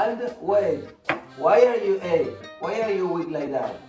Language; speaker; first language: English; non-native, fluent; Spanish